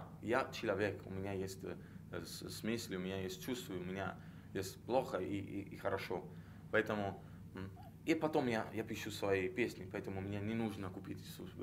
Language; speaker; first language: Russian; non-native, learner; Italian